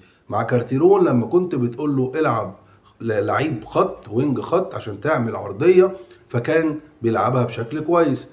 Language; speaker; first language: Arabic; native; Arabic